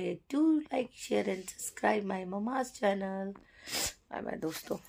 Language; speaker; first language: Hindi; native; Hindi